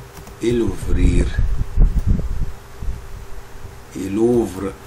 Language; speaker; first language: French; non-native, fluent; Arabic